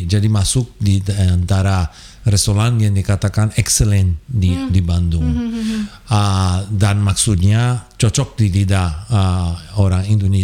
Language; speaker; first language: Indonesian; non-native, fluent; Portuguese